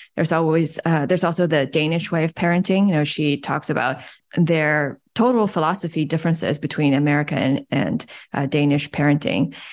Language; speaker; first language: English; early bilingual, other home language; Chinese